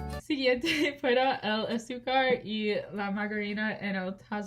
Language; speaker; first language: Spanish; non-native, learner; English